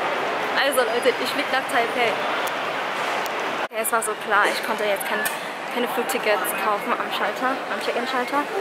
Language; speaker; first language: German; early bilingual, other home language; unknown